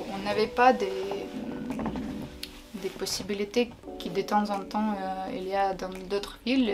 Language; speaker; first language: French; non-native, learner; Ukrainian